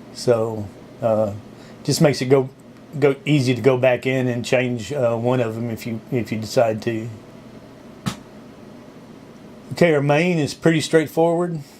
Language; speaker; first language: English; native; English